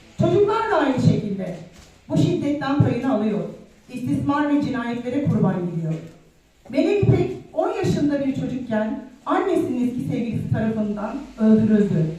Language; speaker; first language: Turkish; native; Turkish